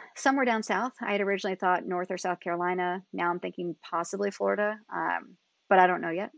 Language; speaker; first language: English; native; English